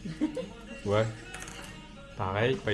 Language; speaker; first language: French; native; French